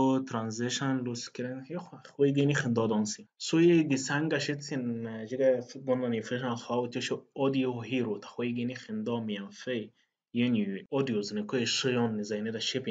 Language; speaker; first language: Chinese; non-native, fluent; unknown